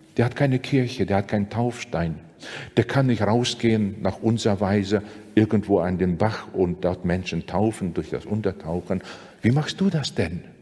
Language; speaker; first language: German; non-native, fluent; Latvian